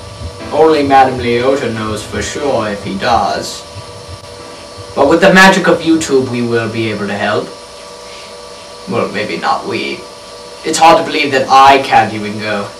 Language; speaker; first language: English; native; English